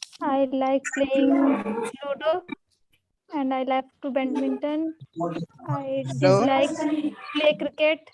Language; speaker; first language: English; non-native, learner; Hindi